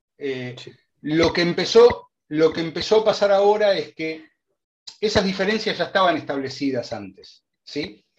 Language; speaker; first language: Spanish; native; Spanish